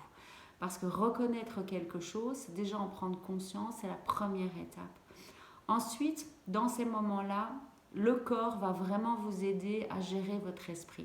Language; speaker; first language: French; native; French